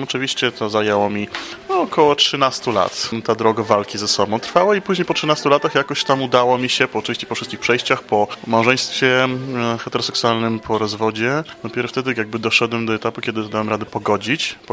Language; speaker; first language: Polish; non-native, fluent; Russian